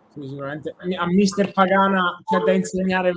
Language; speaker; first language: Italian; native; Italian